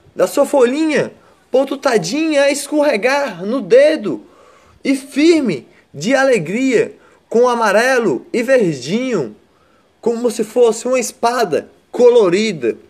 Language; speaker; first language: Portuguese; native; Portuguese